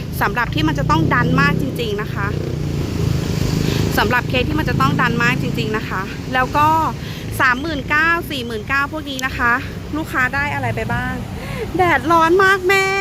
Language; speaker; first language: Thai; native; Thai